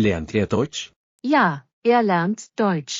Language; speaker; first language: German; non-native, fluent; Ukrainian